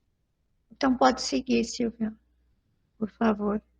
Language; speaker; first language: Portuguese; native; Portuguese